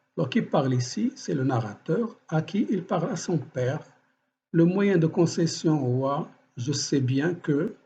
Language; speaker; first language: French; non-native, local second language; Arabic